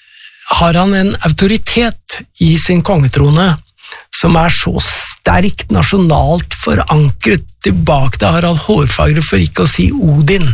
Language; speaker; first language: Norwegian; native; Norwegian